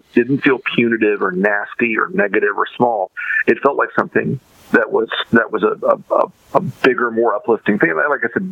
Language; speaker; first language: English; native; English